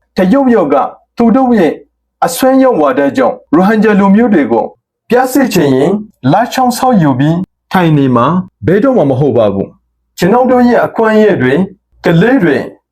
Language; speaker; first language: Burmese; non-native, local second language; Rohingya